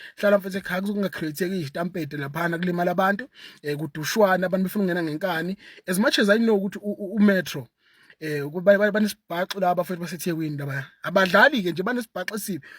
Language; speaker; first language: Zulu; native; Zulu